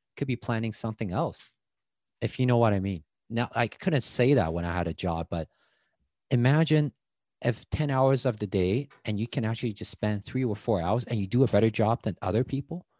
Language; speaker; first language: English; non-native, fluent; Chinese